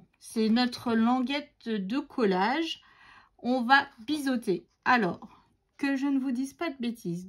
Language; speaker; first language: French; native; French